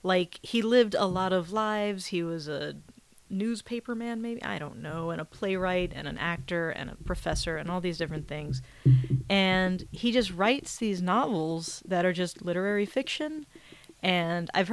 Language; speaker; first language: English; native; English